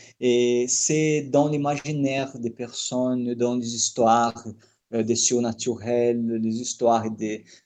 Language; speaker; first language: French; non-native, fluent; Portuguese